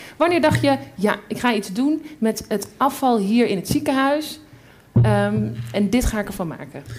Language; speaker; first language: Dutch; native; Dutch